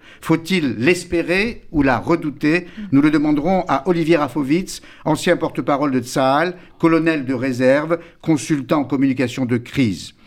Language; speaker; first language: French; native; French